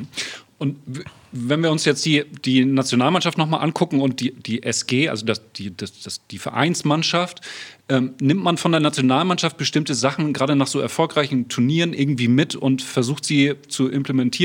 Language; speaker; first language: German; native; German